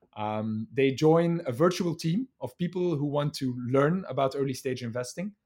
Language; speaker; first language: English; non-native, fluent; Dutch